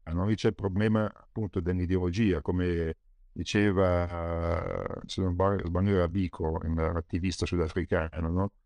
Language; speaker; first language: Italian; native; Italian